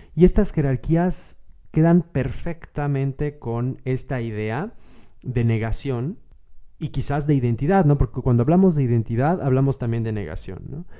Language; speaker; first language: Spanish; native; Spanish